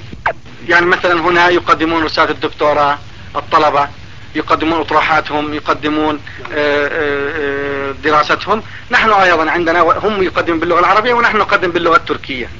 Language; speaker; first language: Arabic; non-native, fluent; Turkish